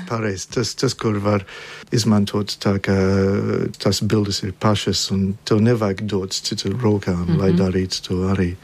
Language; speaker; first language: Latvian; early bilingual, heritage; Latvian